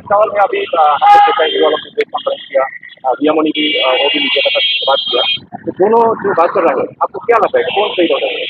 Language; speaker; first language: Hindi; non-native, learner; Bangla